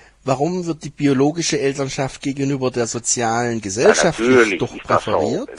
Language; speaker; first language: German; native; German